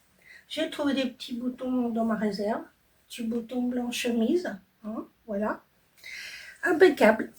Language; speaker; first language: French; native; French